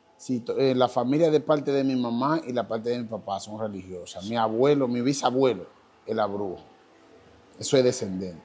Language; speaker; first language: Spanish; non-native, fluent; Haitian Creole